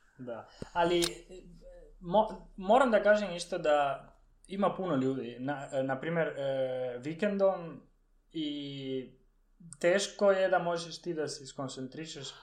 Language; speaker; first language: Serbian; non-native, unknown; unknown